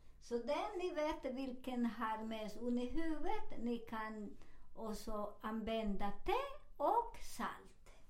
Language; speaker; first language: Swedish; non-native, fluent; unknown